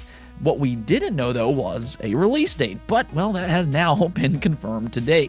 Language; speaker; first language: English; native; English